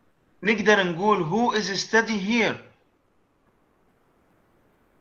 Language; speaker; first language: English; non-native, learner; Arabic